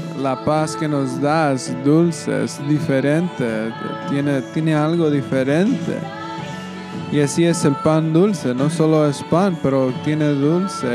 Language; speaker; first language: Spanish; non-native, learner; English